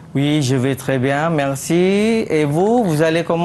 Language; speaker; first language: French; non-native, fluent; Malay